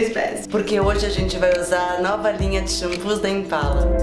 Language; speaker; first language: Portuguese; native; Portuguese